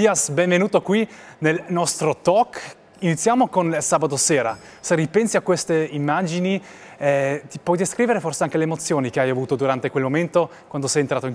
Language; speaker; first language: Italian; non-native, local second language; German